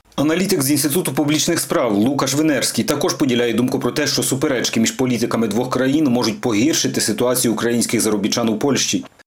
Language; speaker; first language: Ukrainian; native; Ukrainian